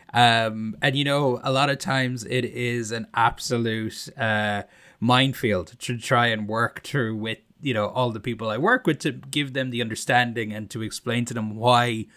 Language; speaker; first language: English; native; English